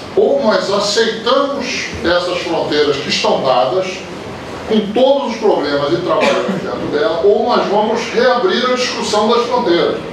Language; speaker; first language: Portuguese; native; Portuguese